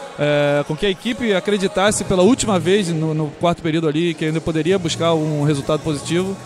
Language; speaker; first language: Portuguese; native; Portuguese